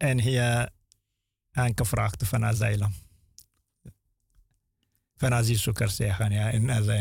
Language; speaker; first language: Dutch; non-native, learner; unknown